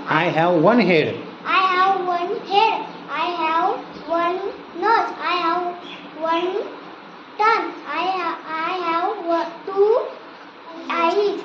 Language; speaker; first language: English; non-native, learner; Marathi